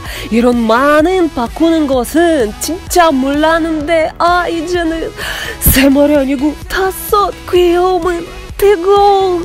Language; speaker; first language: Korean; non-native, learner; Russian